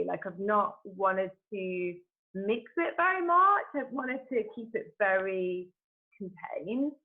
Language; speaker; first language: English; native; English